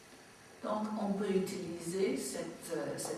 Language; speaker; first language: French; non-native, fluent; English